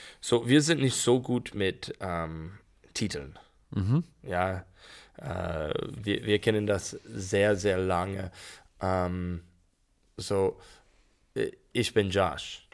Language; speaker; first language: German; non-native, learner; English